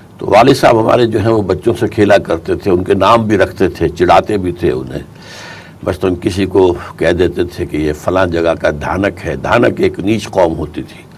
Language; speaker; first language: Urdu; native; Urdu